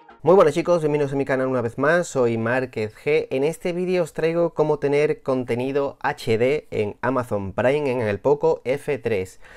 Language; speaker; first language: Spanish; native; Spanish